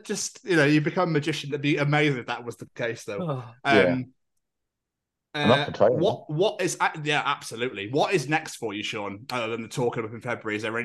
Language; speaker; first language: English; native; English